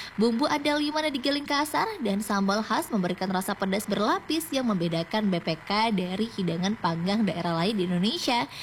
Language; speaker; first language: Indonesian; native; Indonesian